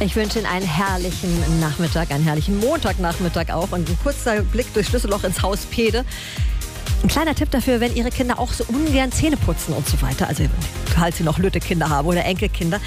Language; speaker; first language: German; native; German